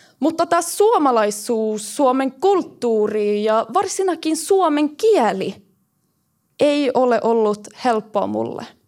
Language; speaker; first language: Finnish; early bilingual, heritage; Finnish